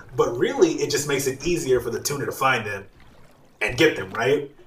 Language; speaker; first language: English; native; English